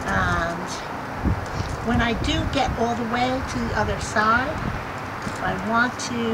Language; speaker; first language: English; native; English